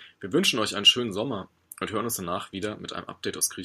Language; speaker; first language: German; native; German